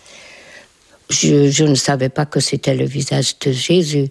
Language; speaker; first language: French; non-native, fluent; Hungarian